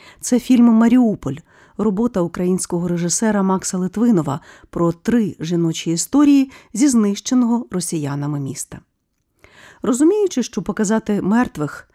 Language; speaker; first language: Ukrainian; native; Ukrainian